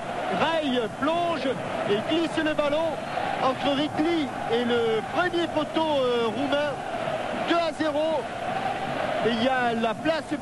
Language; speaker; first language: French; native; French